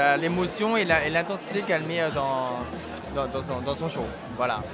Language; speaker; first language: French; native; French